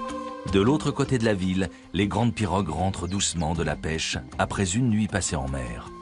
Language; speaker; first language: French; native; French